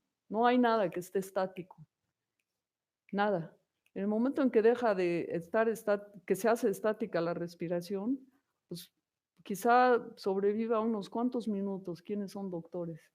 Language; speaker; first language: Spanish; native; Spanish